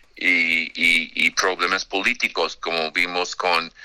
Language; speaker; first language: Spanish; non-native, fluent; English